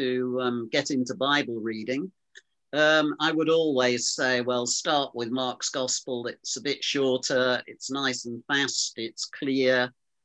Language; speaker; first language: English; native; English